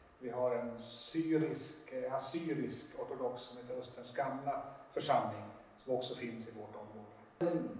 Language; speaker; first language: Swedish; native; Swedish